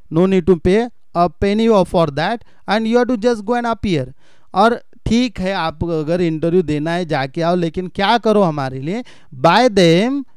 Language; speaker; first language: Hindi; non-native, local second language; Marathi